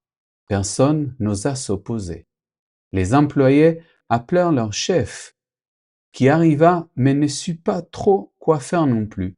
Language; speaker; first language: French; non-native, fluent; Spanish